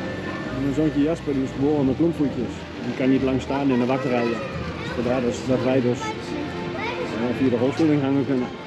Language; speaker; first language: Dutch; native; Dutch